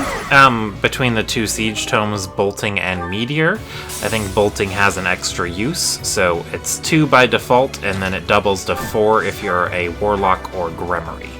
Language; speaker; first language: English; native; English